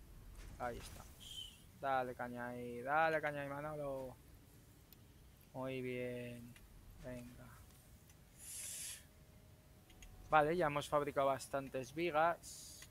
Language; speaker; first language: Spanish; native; Spanish